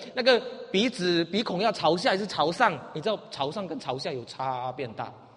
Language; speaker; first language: Chinese; native; Chinese